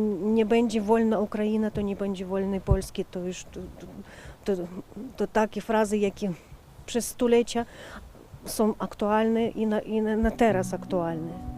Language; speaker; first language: Polish; early bilingual, heritage; Ukrainian